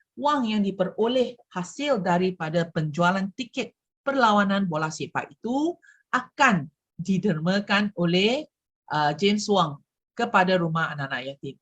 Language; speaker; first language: Malay; non-native, local second language; Chinese